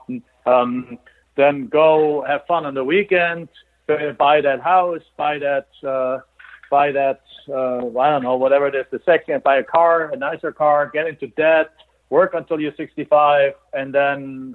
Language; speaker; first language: English; non-native, fluent; German